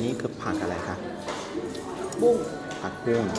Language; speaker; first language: Thai; non-native, learner; Chinese